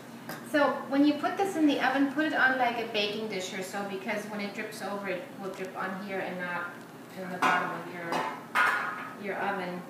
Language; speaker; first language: English; non-native, fluent; German